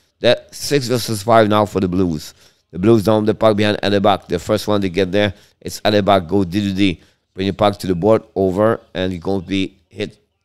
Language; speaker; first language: English; non-native, fluent; French